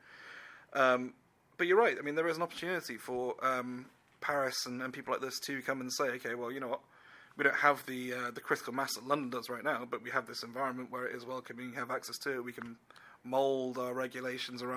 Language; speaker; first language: English; native; English